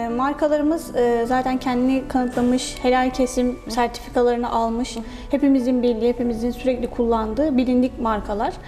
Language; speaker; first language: Turkish; native; Turkish